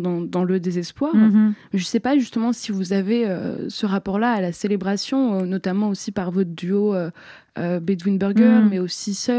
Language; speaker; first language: French; early bilingual, other home language; Arabic